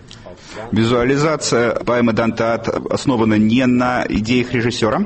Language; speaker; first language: Russian; native; Russian